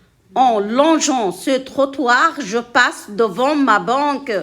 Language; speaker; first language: French; non-native, local second language; Arabic